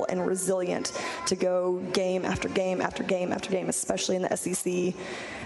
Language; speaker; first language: English; native; English